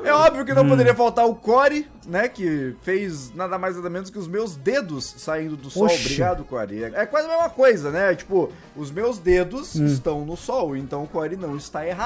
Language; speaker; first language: Portuguese; native; Portuguese